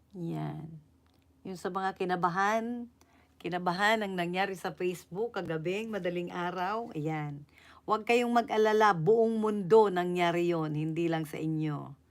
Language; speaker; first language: Filipino; non-native, local second language; Iloko